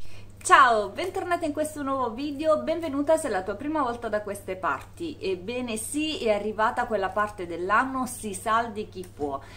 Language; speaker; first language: Italian; native; Italian